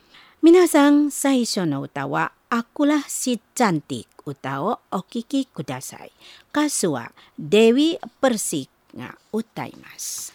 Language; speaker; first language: Japanese; non-native, learner; Indonesian